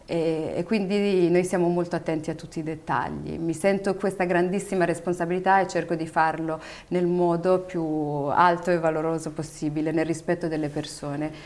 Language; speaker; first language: Italian; early bilingual, other home language; Arabic